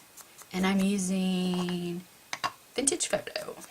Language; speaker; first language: English; native; English